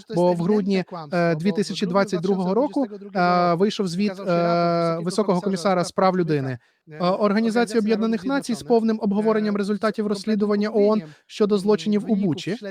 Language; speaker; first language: Ukrainian; native; Ukrainian